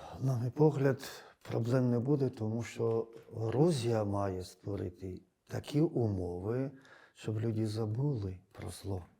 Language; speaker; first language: Ukrainian; non-native, fluent; Georgian